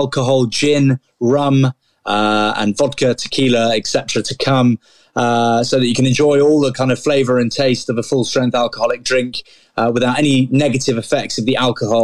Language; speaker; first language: English; native; English